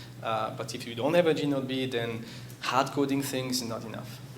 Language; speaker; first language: English; non-native, fluent; French